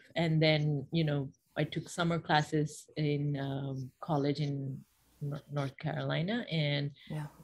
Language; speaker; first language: English; non-native, local second language; Bangla